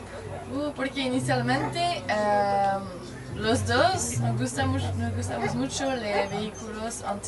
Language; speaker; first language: Spanish; non-native, learner; French